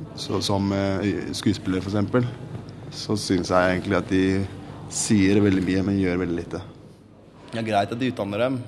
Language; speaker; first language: Norwegian; early bilingual, other home language; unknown